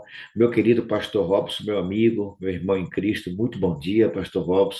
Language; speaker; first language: Portuguese; native; Portuguese